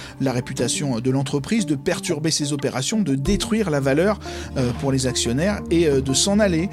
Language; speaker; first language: French; native; French